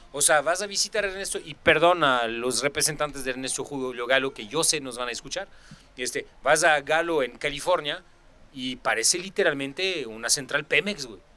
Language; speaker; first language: Spanish; non-native, fluent; French